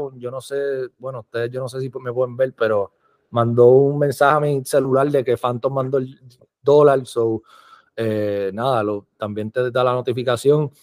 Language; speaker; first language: Spanish; native; Spanish